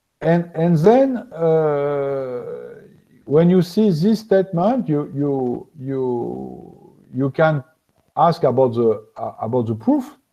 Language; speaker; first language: English; non-native, fluent; French